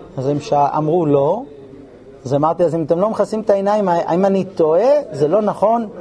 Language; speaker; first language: Hebrew; non-native, fluent; English